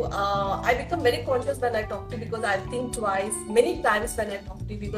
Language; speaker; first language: English; non-native, local second language; Telugu